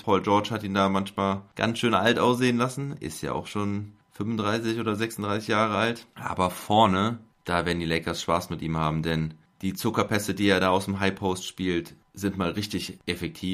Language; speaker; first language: German; native; German